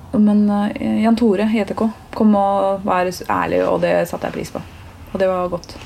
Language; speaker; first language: Norwegian; early bilingual, other home language; Turkish